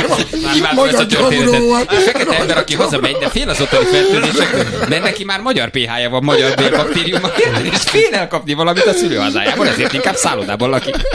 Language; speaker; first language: Hungarian; native; Hungarian